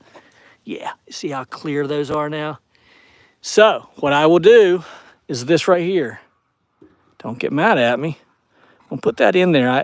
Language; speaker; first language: English; native; English